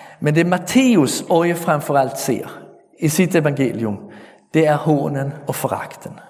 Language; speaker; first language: Danish; native; Danish